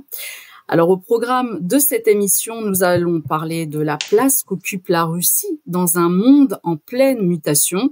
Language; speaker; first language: French; native; French